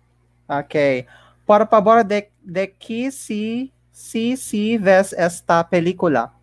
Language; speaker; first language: Spanish; non-native, learner; Filipino